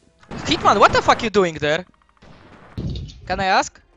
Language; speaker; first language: English; non-native, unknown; Polish